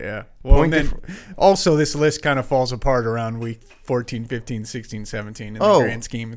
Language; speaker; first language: English; native; English